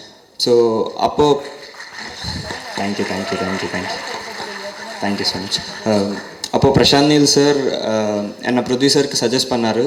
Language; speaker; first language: Tamil; non-native, learner; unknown